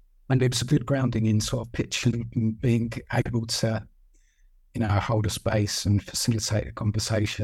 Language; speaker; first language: English; native; English